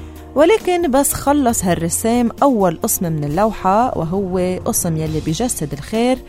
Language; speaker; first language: Arabic; native; Arabic